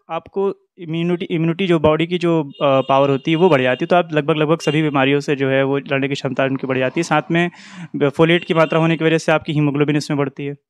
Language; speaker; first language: Hindi; native; Hindi